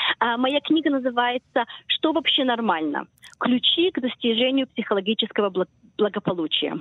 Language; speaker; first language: Russian; early bilingual, heritage; Russian